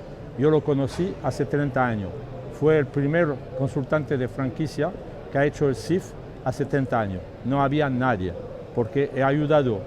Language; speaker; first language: Spanish; non-native, learner; French